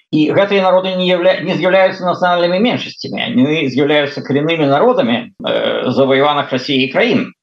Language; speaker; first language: Belarusian; non-native, local second language; Russian